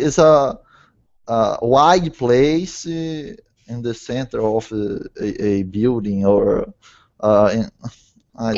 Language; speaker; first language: English; non-native, learner; Portuguese